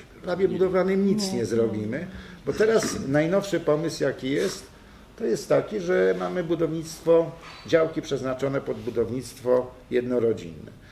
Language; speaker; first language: Polish; native; Polish